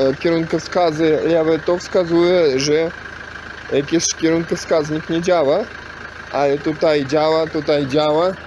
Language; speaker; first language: Polish; non-native, learner; Ukrainian